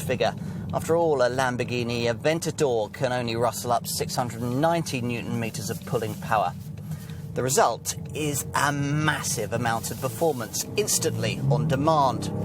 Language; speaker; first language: English; native; English